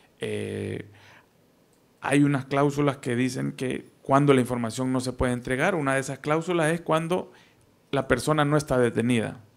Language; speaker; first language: Spanish; native; Spanish